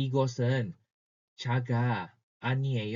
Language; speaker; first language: Korean; non-native, fluent; Indonesian